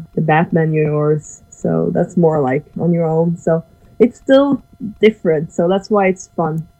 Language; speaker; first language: English; non-native, fluent; Norwegian